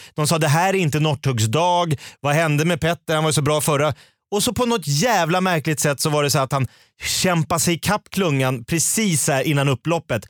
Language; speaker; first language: Swedish; native; Swedish